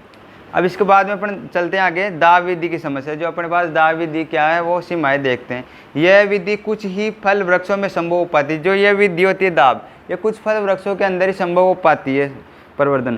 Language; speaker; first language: Hindi; native; Hindi